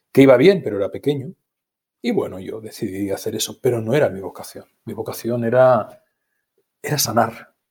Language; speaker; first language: Spanish; native; Spanish